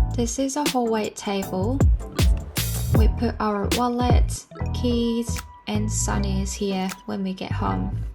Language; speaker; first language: English; non-native, fluent; Korean